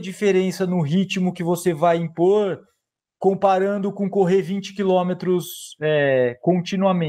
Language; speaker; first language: Portuguese; native; Portuguese